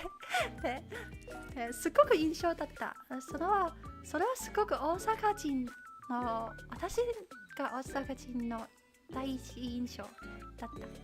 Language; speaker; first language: Japanese; non-native, learner; Chinese